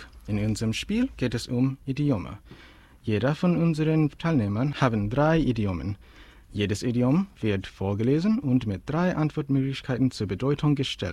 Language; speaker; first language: German; non-native, learner; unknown